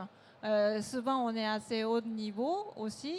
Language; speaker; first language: French; non-native, fluent; Japanese